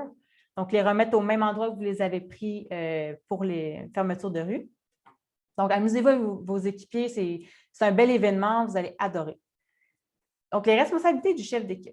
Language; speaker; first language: French; native; French